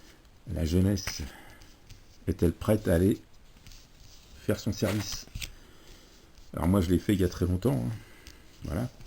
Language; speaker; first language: French; native; French